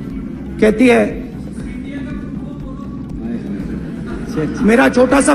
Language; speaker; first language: Hindi; native; Hindi